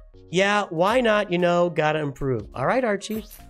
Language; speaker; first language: English; native; English